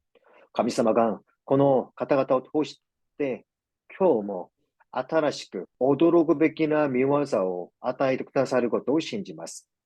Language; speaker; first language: Japanese; non-native, fluent; Korean